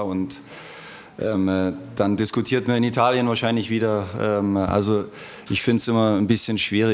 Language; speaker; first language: German; native; German